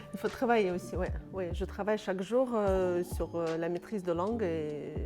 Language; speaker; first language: French; non-native, fluent; Russian